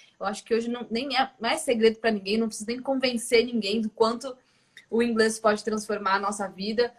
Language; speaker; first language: Portuguese; native; Portuguese